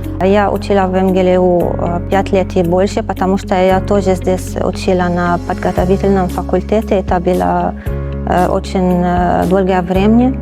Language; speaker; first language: Russian; non-native, learner; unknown